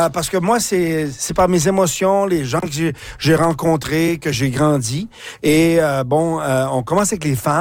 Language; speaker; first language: French; native; French